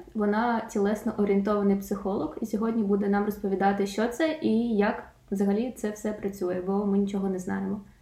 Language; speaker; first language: Ukrainian; non-native, local second language; Russian